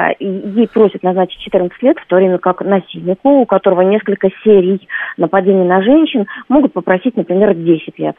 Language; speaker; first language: Russian; native; Russian